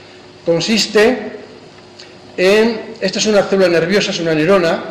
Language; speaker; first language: Spanish; native; Spanish